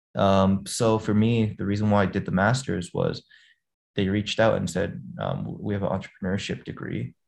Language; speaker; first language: English; native; English